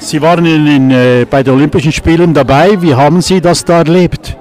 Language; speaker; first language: German; native; German